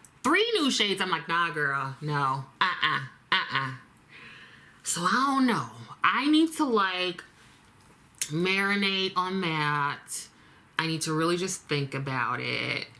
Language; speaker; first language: English; native; English